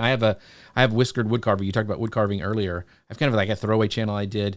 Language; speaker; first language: English; native; English